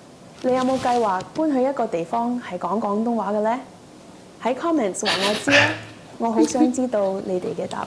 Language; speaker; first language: Cantonese; early bilingual, heritage; Cantonese